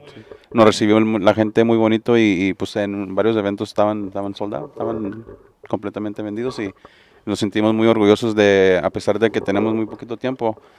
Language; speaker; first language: Spanish; native; Spanish